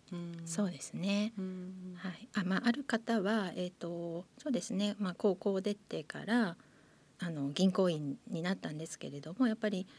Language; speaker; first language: Japanese; native; Japanese